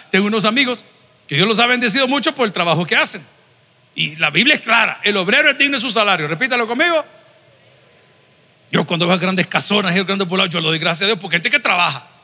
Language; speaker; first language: Spanish; native; Spanish